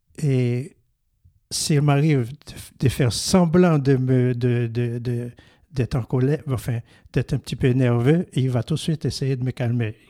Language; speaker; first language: French; non-native, local second language; Haitian Creole